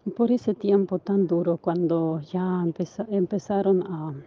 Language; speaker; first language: Spanish; non-native, fluent; Ukrainian